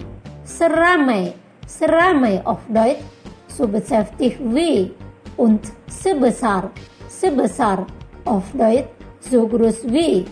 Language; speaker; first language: German; non-native, fluent; Indonesian